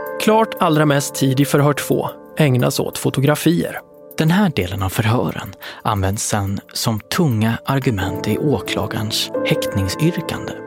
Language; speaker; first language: Swedish; native; Swedish